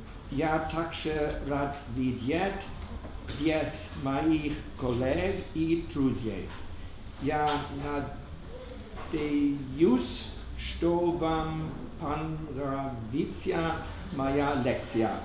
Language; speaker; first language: Russian; non-native, learner; German